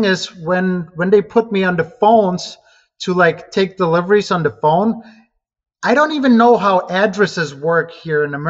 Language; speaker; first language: English; non-native, fluent; Ukrainian